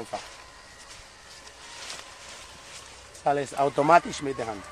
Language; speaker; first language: German; non-native, learner; Spanish